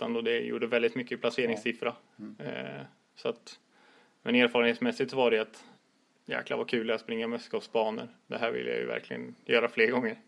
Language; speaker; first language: Swedish; native; Swedish